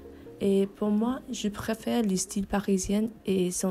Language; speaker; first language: French; non-native, fluent; English